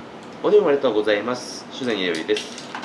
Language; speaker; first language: Japanese; native; Japanese